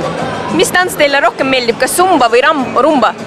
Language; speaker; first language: Estonian; native; Estonian